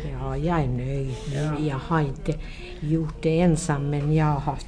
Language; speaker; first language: Swedish; non-native, learner; Finnish